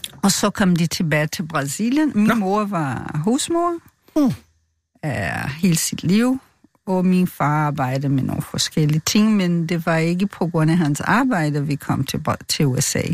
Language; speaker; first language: Danish; non-native, fluent; Portuguese